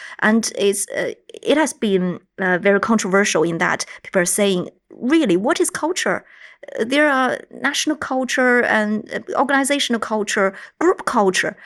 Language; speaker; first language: English; non-native, fluent; Chinese